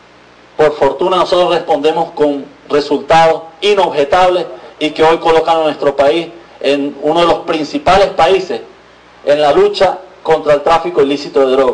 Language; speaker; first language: Spanish; native; Spanish